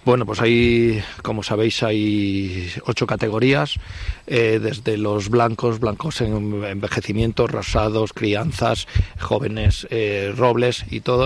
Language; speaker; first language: Spanish; native; Spanish